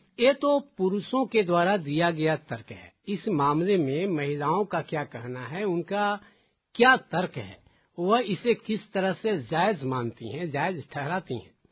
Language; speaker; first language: Hindi; native; Hindi